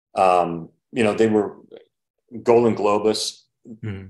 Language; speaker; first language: English; native; English